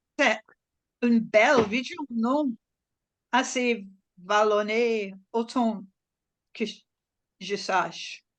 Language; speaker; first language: French; non-native, learner; English